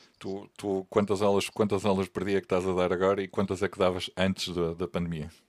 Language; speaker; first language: Portuguese; native; Portuguese